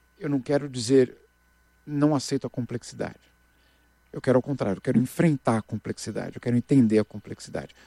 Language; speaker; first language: Portuguese; native; Portuguese